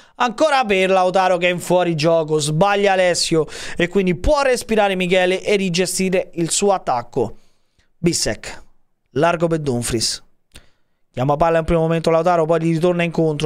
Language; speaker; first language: Italian; native; Italian